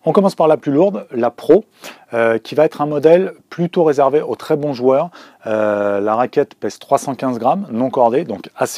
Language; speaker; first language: French; native; French